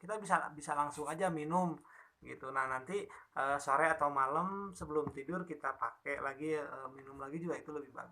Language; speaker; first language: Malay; non-native, local second language; Sundanese